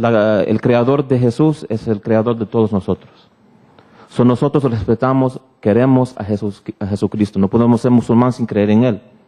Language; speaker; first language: Spanish; early bilingual, heritage; Spanish